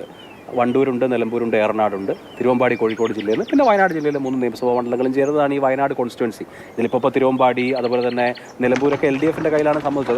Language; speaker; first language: Malayalam; native; Malayalam